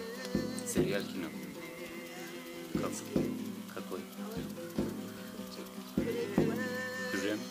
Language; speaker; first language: Russian; non-native, learner; Turkish